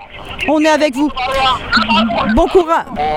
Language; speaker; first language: French; native; French